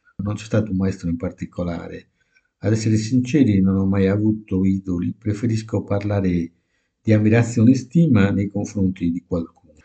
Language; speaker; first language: Italian; native; Italian